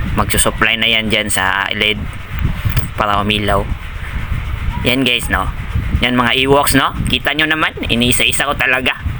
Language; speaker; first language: Filipino; non-native, local second language; Cebuano